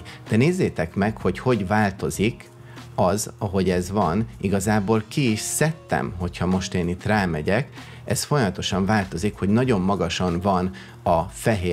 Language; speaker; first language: Hungarian; native; Hungarian